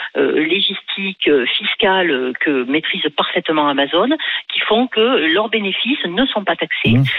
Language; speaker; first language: French; native; French